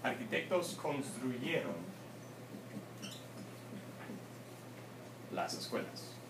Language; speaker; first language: Spanish; non-native, fluent; English